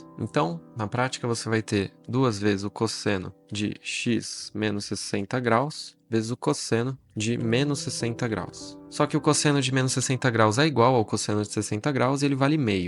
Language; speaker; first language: Portuguese; native; Portuguese